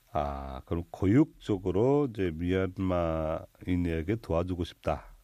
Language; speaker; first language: Korean; non-native, fluent; Nepali